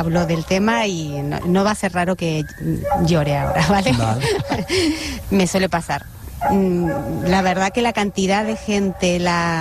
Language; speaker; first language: Catalan; non-native, learner; Spanish